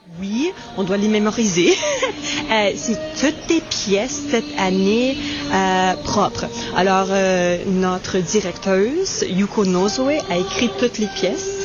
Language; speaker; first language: French; non-native, local second language; English